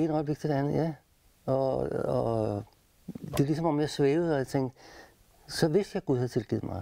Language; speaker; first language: Danish; native; Danish